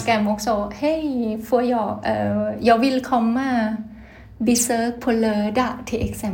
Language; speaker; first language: Swedish; non-native, learner; Thai